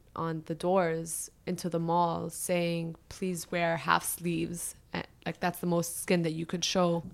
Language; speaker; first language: English; early bilingual, other home language; Arabic